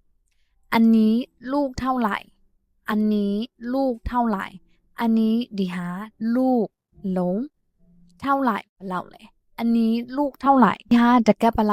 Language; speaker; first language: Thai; non-native, fluent; Burmese